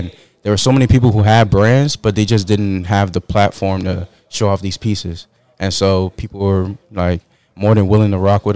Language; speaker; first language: English; native; English